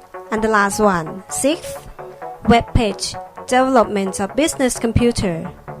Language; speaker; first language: English; non-native, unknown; Thai